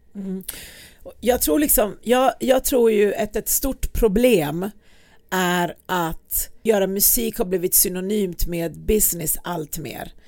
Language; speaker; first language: Swedish; early bilingual, other home language; Persian